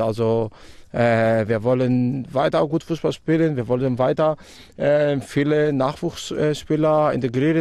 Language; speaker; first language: German; non-native, fluent; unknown